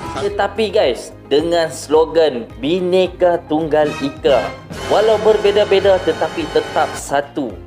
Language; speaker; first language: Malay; native; Malay